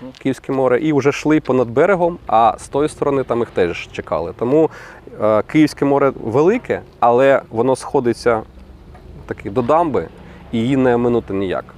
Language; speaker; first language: Ukrainian; non-native, local second language; Russian